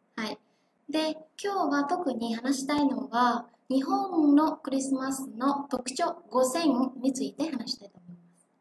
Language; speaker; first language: Japanese; non-native, fluent; Vietnamese